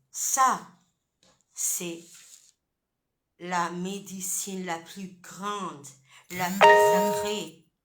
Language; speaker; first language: French; non-native, fluent; Italian